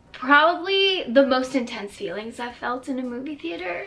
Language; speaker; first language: English; native; English